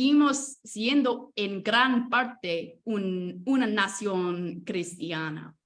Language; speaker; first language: Spanish; non-native, fluent; English